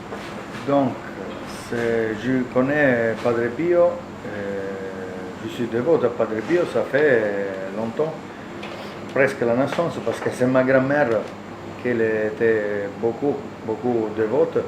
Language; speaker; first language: French; non-native, learner; Italian